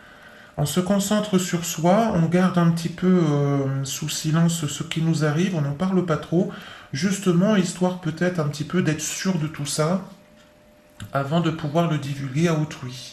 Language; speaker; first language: French; native; French